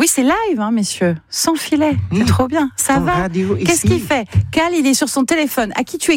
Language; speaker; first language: French; native; French